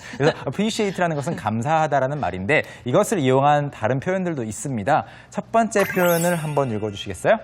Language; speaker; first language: Korean; native; Korean